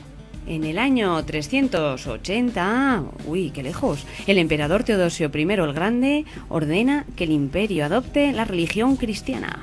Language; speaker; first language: Spanish; native; Spanish